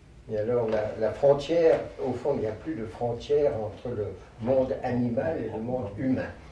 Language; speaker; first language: French; native; French